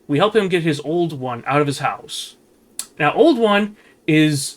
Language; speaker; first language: English; native; English